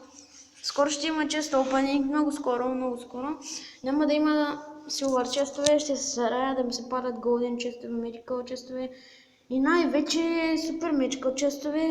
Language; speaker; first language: Bulgarian; native; Bulgarian